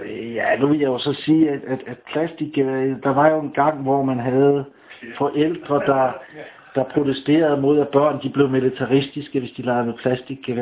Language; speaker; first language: Danish; native; Danish